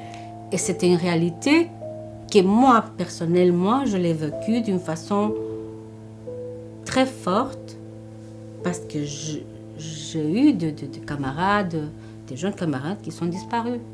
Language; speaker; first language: French; non-native, fluent; Spanish